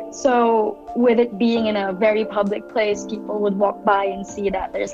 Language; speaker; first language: English; non-native, local second language; Filipino